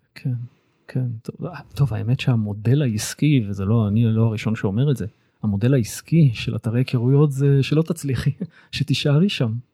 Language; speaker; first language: Hebrew; native; Hebrew